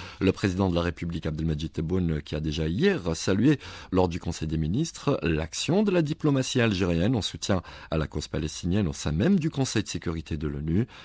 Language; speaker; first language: French; non-native, local second language; Arabic